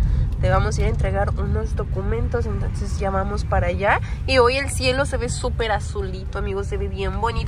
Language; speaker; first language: Spanish; native; Spanish